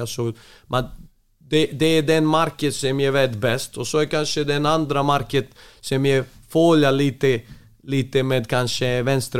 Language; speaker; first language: Swedish; non-native, fluent; Serbian